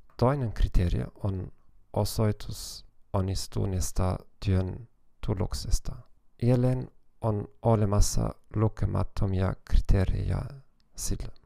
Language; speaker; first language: Finnish; non-native, learner; German